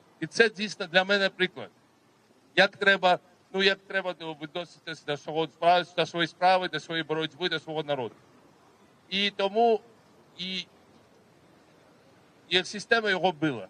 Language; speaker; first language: Ukrainian; non-native, fluent; Georgian